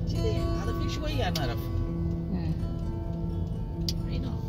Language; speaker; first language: Arabic; non-native, learner; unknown